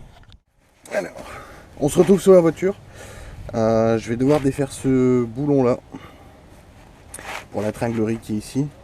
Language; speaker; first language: French; native; French